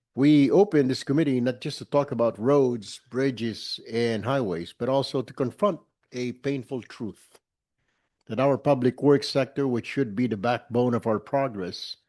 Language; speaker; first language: English; non-native, local second language; Filipino